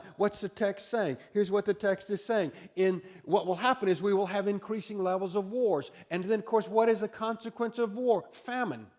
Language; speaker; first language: English; native; English